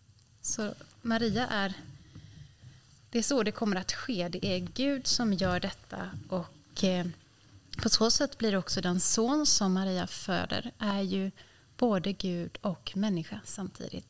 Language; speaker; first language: Swedish; native; Swedish